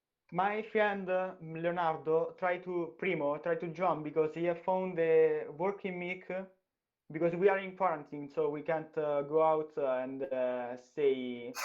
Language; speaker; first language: English; non-native, learner; Italian